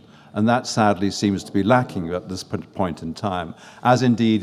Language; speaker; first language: English; non-native, fluent; French